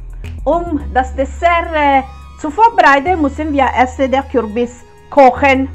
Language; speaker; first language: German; non-native, learner; Italian